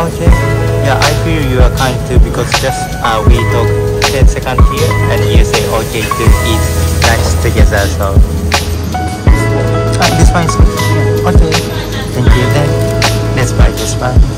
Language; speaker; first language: English; non-native, learner; Japanese